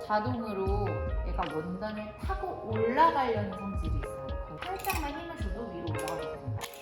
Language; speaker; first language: Korean; native; Korean